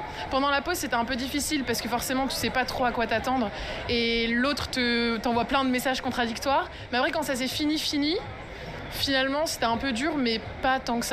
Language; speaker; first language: French; native; French